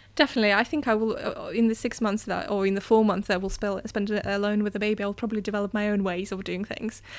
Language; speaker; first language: English; non-native, fluent; Russian